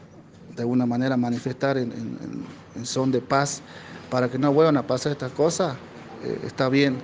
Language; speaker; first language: Spanish; native; Spanish